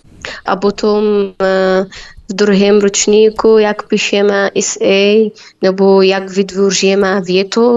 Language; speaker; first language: Czech; non-native, learner; Arabic